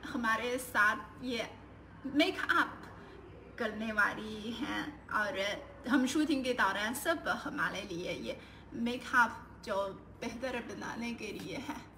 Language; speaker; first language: Hindi; non-native, learner; Chinese